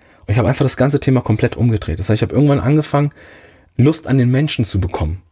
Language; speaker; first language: German; early bilingual, other home language; Italian